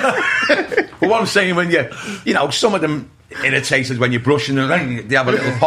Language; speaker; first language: English; native; English